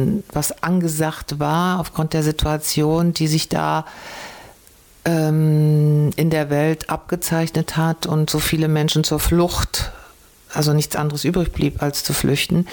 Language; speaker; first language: German; native; German